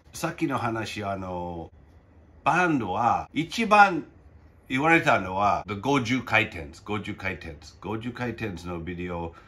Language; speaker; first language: Japanese; non-native, fluent; English